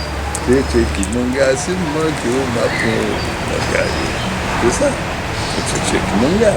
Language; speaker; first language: French; non-native, local second language; Haitian Creole